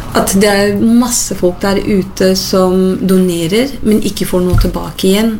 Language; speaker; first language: Norwegian; non-native, fluent; English